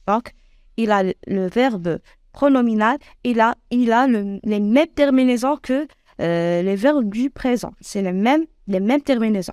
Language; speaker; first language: French; non-native, local second language; Arabic